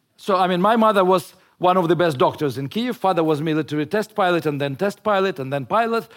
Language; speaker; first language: English; non-native, fluent; Russian